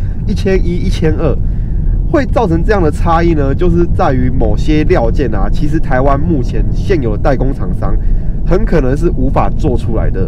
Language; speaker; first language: Chinese; native; Chinese